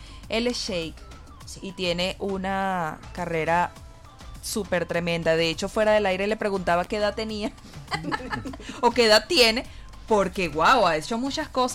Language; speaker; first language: Spanish; native; Spanish